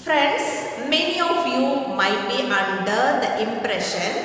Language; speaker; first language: English; non-native, local second language; Malayalam